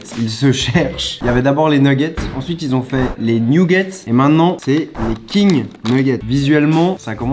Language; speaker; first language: French; native; French